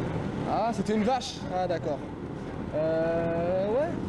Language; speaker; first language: French; native; French